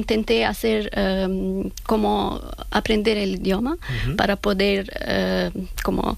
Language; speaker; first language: Spanish; non-native, fluent; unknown